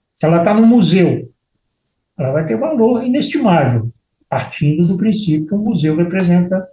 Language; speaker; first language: Portuguese; native; Portuguese